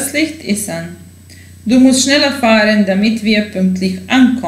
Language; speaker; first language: German; non-native, fluent; Serbian